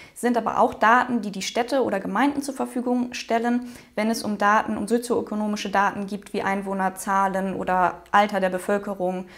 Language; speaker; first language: German; native; German